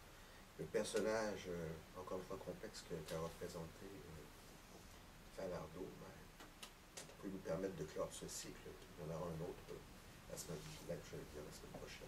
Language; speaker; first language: French; native; French